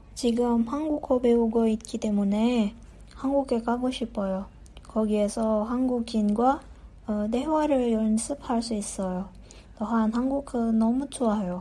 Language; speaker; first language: Korean; non-native, learner; Indonesian